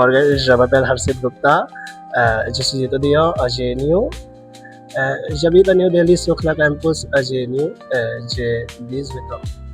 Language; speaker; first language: French; non-native, learner; Hindi